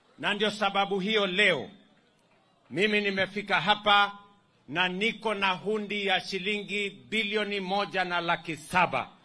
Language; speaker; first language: Swahili; non-native, local second language; Kalenjin